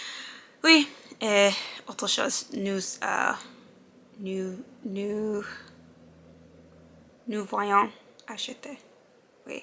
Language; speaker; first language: French; non-native, learner; English